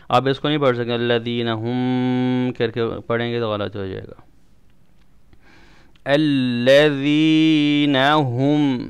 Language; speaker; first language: Urdu; non-native, local second language; Punjabi